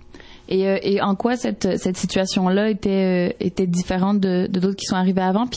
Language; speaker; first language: French; native; French